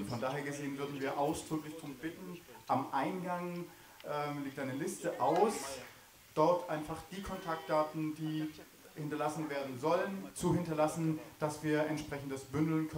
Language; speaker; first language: German; native; German